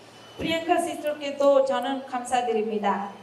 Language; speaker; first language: Korean; non-native, learner; Hindi